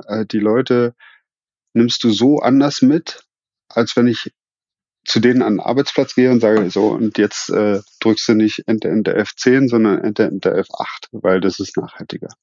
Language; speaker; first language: German; native; German